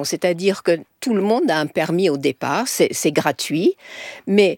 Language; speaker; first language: French; native; French